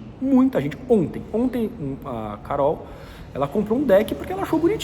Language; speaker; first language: Portuguese; native; Portuguese